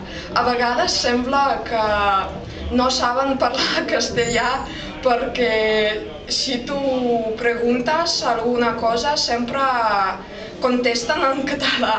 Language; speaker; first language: Catalan; non-native, fluent; Russian